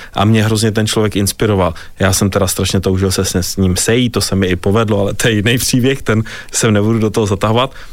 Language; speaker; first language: Czech; native; Czech